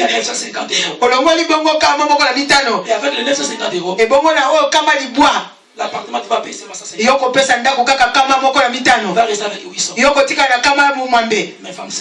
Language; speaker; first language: French; non-native, local second language; Lingala